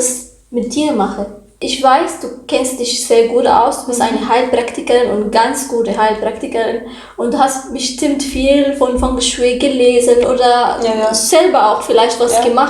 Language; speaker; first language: German; non-native, learner; Arabic